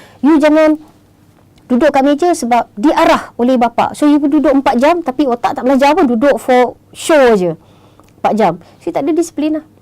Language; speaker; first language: Malay; native; Malay